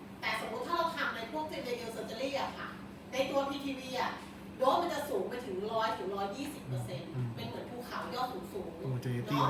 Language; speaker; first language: Thai; native; Thai